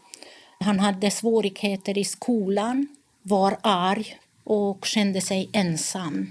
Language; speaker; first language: Swedish; non-native, fluent; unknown